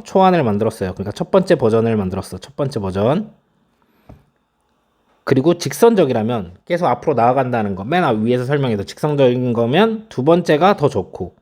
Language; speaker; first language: Korean; native; Korean